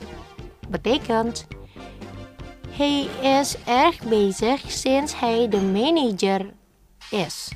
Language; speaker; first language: Dutch; non-native, learner; Indonesian